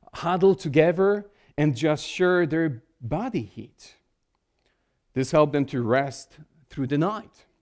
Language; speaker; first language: English; non-native, fluent; Polish